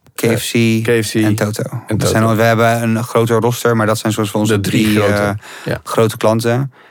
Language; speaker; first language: Dutch; native; Dutch